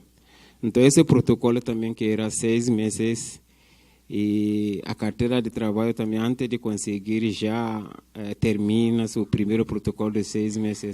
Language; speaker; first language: Portuguese; non-native, fluent; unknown